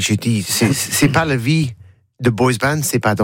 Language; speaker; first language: French; non-native, learner; English